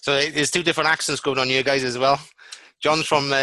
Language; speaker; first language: English; native; English